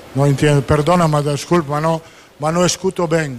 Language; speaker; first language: Portuguese; non-native, learner; Italian